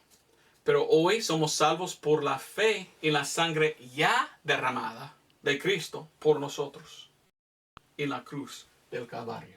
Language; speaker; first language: Spanish; non-native, fluent; English